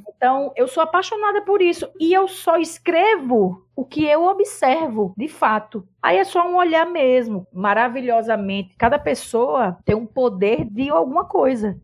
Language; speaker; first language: Portuguese; native; Portuguese